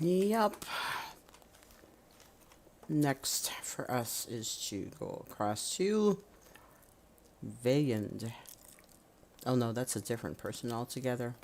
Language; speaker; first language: English; native; English